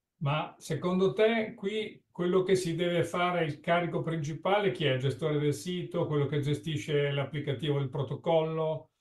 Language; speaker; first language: Italian; native; Italian